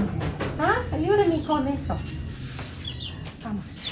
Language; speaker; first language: Spanish; non-native, learner; English